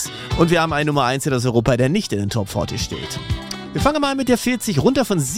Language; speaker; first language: German; non-native, fluent; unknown